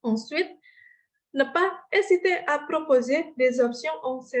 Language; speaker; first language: French; non-native, fluent; Indonesian